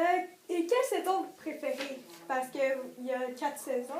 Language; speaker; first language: French; native; French